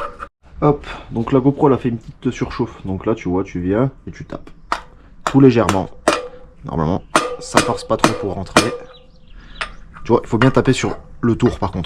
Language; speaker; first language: French; native; French